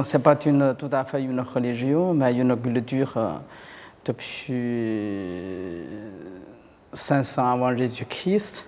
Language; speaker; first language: French; non-native, fluent; Chinese